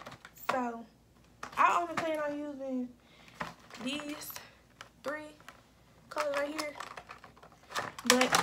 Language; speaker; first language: English; native; English